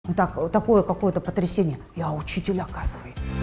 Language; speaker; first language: Russian; native; Russian